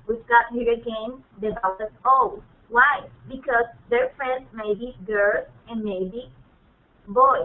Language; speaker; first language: English; non-native, fluent; Spanish